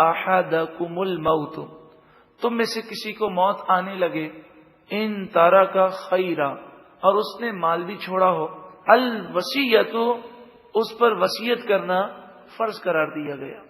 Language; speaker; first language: Urdu; native; Urdu